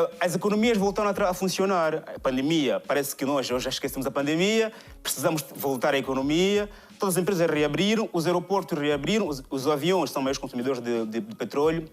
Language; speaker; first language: Portuguese; native; Portuguese